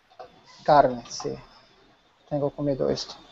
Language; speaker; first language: Spanish; non-native, learner; Portuguese